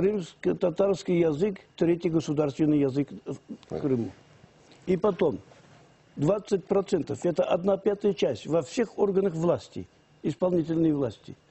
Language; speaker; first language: Russian; non-native, local second language; Tatar